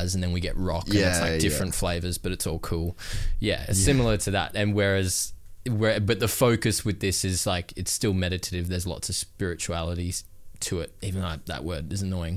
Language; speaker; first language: English; native; English